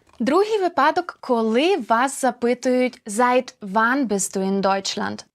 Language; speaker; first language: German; non-native, fluent; Ukrainian